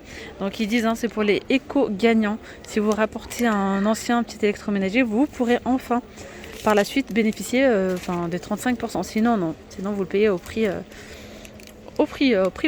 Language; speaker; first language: French; native; French